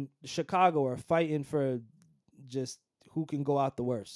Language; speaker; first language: English; native; English